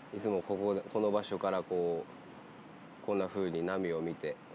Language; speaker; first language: Japanese; native; Japanese